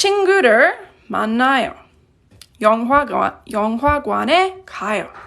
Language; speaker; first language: Korean; non-native, fluent; English